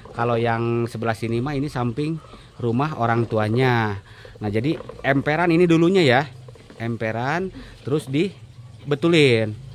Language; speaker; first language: Indonesian; native; Indonesian